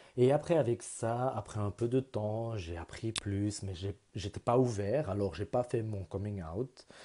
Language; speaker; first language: French; non-native, local second language; German